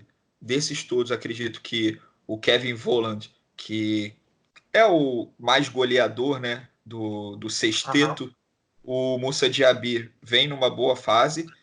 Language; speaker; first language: Portuguese; native; Portuguese